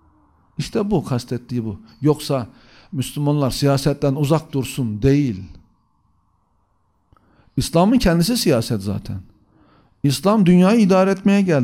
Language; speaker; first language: Turkish; native; Turkish